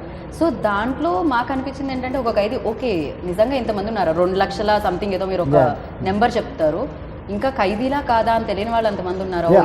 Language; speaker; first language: Telugu; native; Telugu